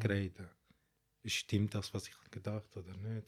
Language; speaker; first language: German; non-native, fluent; Arabic